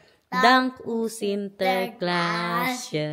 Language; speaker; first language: Dutch; non-native, learner; Filipino